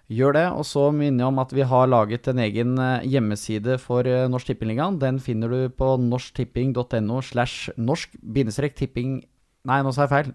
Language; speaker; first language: Norwegian; native; Norwegian